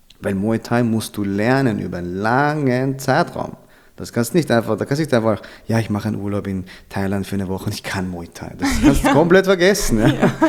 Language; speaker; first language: German; early bilingual, other home language; Filipino